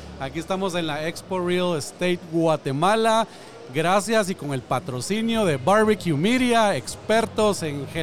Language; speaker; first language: Spanish; native; Spanish